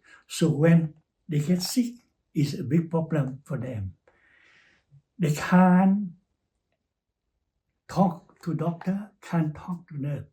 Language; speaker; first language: English; non-native, learner; Chinese